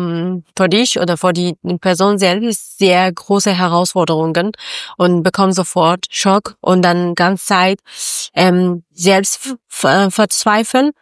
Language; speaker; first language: German; non-native, learner; Persian